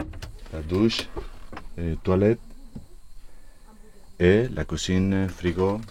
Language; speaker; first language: French; non-native, learner; Spanish